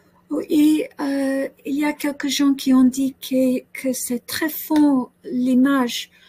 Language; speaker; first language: French; non-native, learner; English